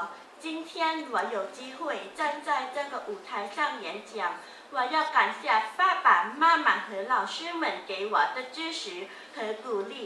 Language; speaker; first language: Chinese; non-native, learner; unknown